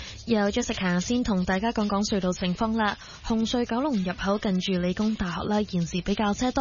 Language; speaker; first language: Cantonese; native; Cantonese